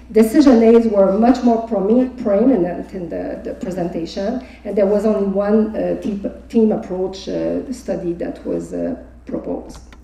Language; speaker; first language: English; non-native, fluent; French